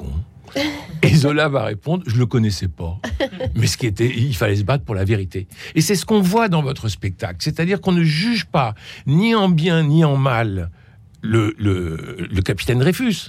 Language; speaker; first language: French; native; French